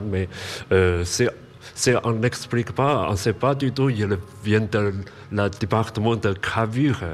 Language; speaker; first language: French; non-native, learner; Chinese